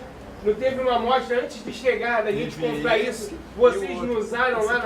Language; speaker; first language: Portuguese; native; Portuguese